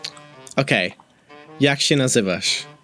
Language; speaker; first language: Polish; early bilingual, heritage; Polish